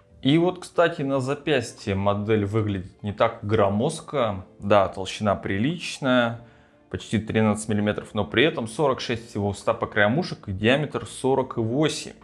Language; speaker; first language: Russian; native; Russian